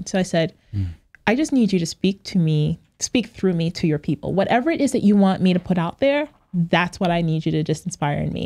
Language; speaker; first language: English; native; English